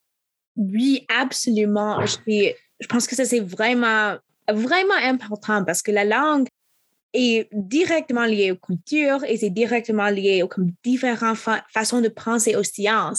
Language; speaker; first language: French; non-native, local second language; English